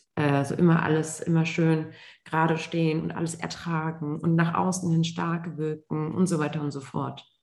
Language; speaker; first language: German; native; German